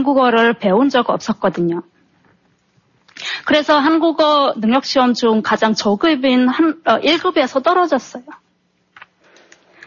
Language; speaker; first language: Korean; non-native, fluent; Turkmen